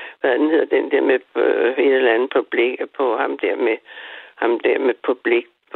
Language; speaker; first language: Danish; native; Danish